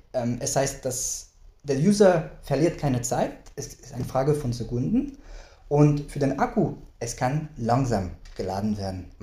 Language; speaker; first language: German; non-native, fluent; French